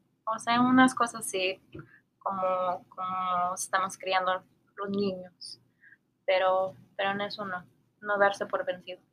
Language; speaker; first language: Spanish; early bilingual, heritage; Spanish